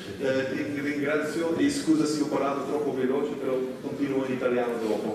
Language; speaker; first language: Italian; non-native, fluent; Dutch